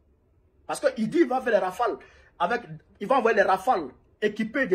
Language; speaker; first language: French; non-native, local second language; Bambara